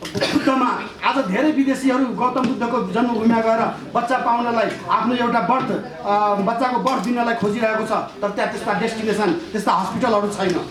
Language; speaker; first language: Nepali; non-native, local second language; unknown